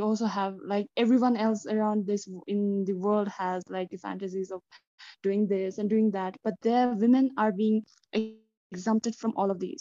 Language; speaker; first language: English; non-native, local second language; Tibetan